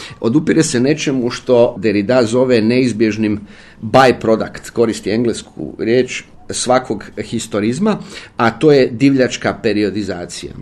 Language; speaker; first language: Croatian; native; Croatian